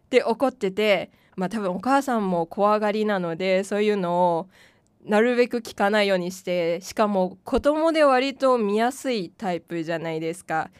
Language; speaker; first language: Japanese; non-native, fluent; Korean